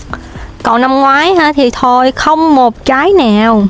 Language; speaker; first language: Vietnamese; native; Vietnamese